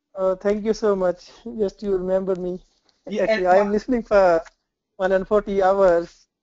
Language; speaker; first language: English; non-native, local second language; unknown